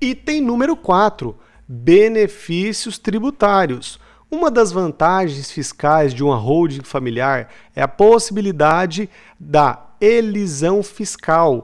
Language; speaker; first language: Portuguese; native; Portuguese